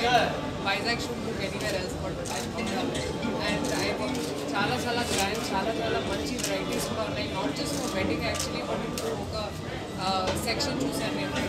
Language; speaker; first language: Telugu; non-native, learner; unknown